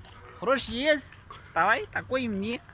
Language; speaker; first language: Russian; non-native, learner; Chinese